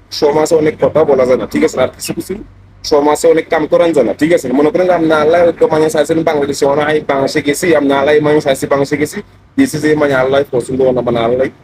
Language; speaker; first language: Bangla; non-native, fluent; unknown